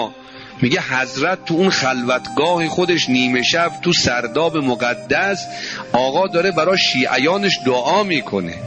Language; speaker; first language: Persian; native; Persian